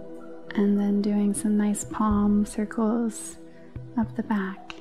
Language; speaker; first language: English; native; English